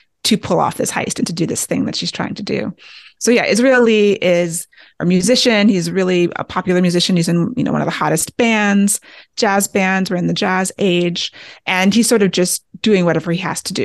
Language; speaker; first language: English; native; English